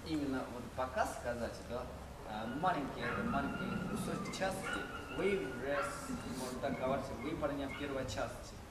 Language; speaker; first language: Russian; non-native, learner; Chinese